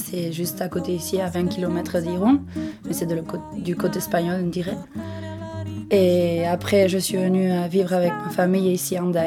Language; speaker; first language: French; non-native, local second language; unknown